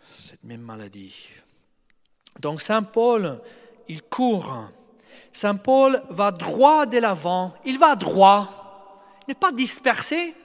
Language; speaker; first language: French; non-native, fluent; English